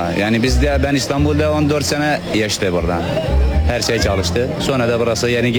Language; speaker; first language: Turkish; non-native, learner; Arabic